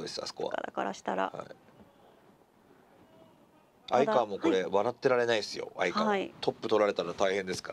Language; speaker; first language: Japanese; native; Japanese